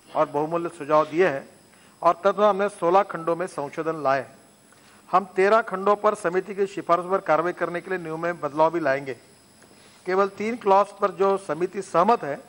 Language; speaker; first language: Hindi; non-native, local second language; Marathi